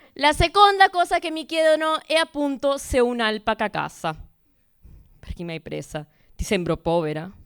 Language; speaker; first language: Italian; non-native, fluent; Spanish